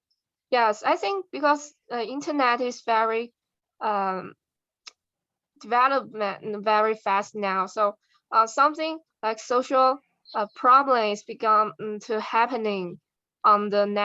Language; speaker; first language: English; non-native, learner; Chinese